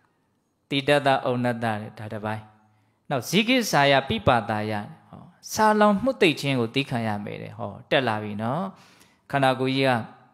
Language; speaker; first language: Burmese; native; Burmese